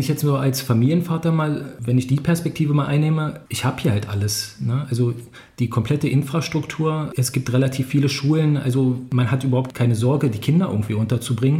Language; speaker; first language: German; native; German